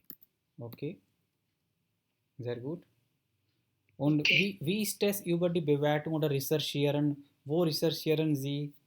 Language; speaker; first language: German; non-native, fluent; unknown